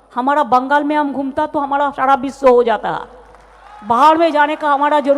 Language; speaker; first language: Hindi; non-native, local second language; Bangla